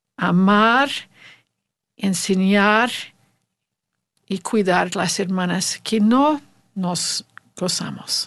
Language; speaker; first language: Spanish; non-native, learner; English